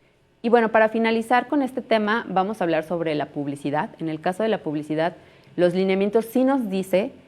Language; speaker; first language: Spanish; native; Spanish